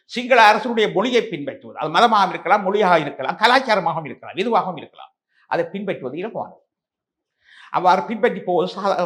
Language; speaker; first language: Tamil; native; Tamil